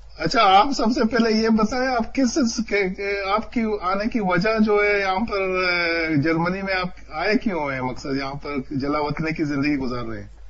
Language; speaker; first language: Urdu; non-native, local second language; Baluchi